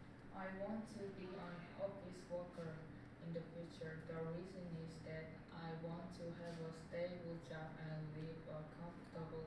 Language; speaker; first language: English; non-native, learner; Korean